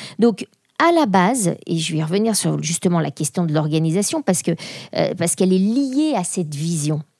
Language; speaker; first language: French; native; French